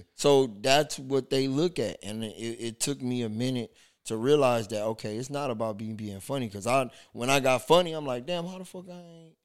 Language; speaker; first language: English; native; English